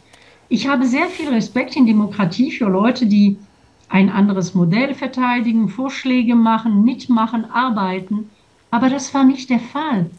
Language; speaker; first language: German; non-native, fluent; French